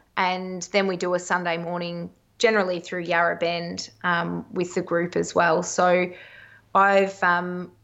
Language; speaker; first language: English; native; English